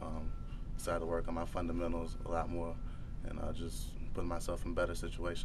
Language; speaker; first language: English; native; English